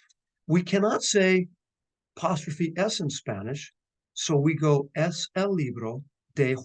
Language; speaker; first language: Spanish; non-native, fluent; English